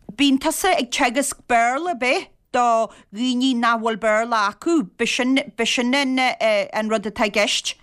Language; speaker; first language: Irish; native; Irish